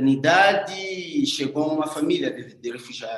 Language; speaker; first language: Portuguese; non-native, learner; Swahili